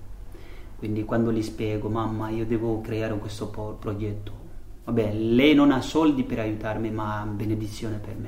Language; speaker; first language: Italian; non-native, fluent; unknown